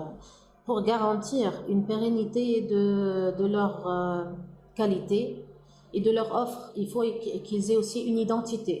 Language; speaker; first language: French; non-native, local second language; Arabic